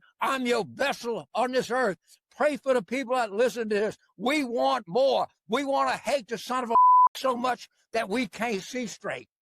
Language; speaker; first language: English; native; English